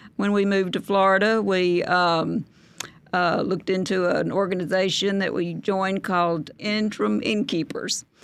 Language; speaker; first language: English; native; English